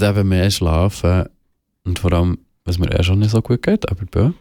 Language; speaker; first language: German; native; German